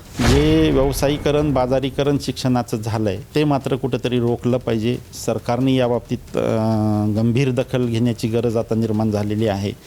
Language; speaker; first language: Marathi; native; Marathi